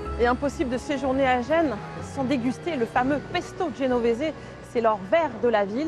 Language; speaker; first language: French; native; French